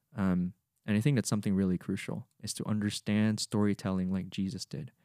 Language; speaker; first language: English; non-native, local second language; Cebuano